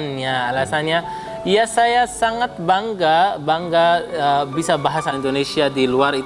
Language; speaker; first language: Indonesian; non-native, fluent; Arabic